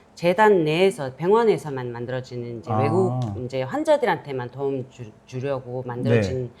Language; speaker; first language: Korean; non-native, fluent; Mongolian